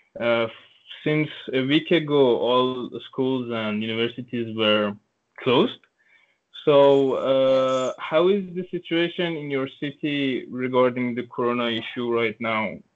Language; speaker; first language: English; non-native, local second language; Turkish